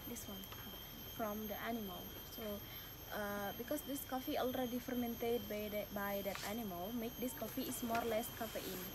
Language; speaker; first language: English; non-native, learner; Indonesian